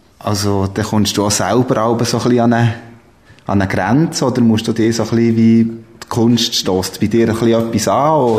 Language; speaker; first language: German; native; German